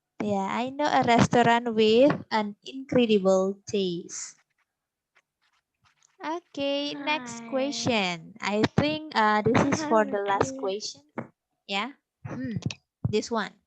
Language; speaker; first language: English; non-native, fluent; Indonesian